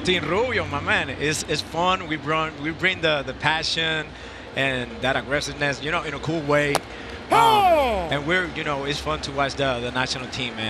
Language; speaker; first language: English; non-native, local second language; Spanish